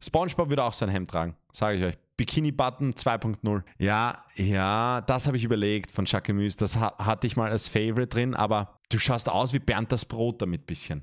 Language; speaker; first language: German; native; German